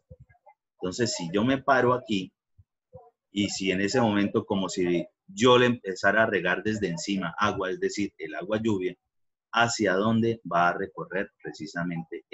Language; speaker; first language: Spanish; native; Spanish